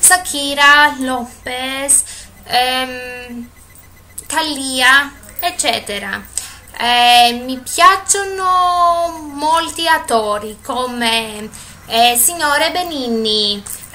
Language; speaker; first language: Italian; non-native, learner; Greek